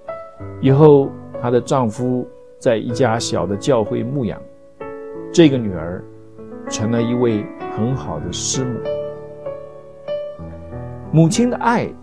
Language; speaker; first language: Chinese; native; Chinese